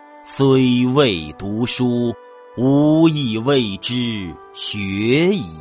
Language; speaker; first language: Chinese; native; Chinese